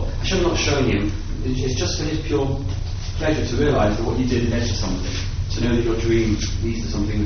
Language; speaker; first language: English; native; English